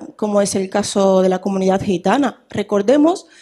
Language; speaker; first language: Spanish; native; Spanish